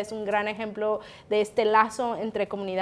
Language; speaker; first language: Spanish; native; Spanish